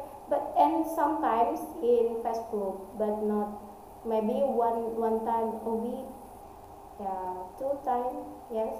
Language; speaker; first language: English; non-native, learner; Indonesian